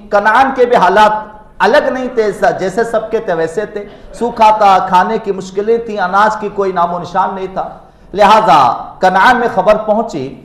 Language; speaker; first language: Urdu; native; Urdu